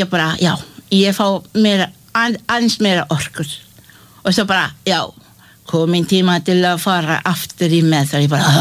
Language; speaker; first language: Icelandic; non-native, learner; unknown